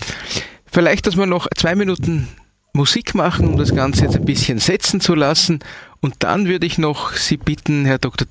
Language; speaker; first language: German; native; German